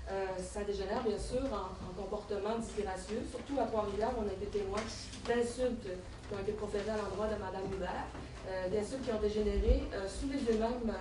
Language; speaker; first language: French; native; French